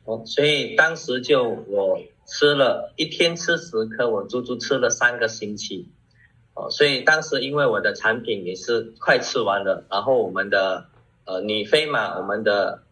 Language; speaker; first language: Chinese; early bilingual, heritage; Chinese